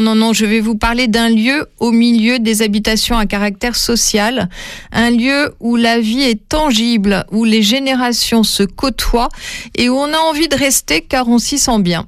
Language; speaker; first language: French; native; French